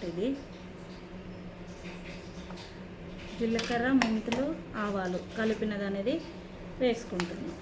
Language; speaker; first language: Telugu; native; Telugu